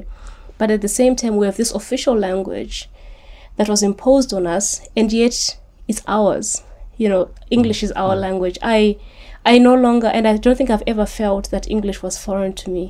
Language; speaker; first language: English; non-native, local second language; Shona